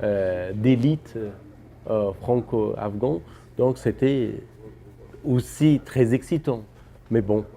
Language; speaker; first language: French; non-native, fluent; Persian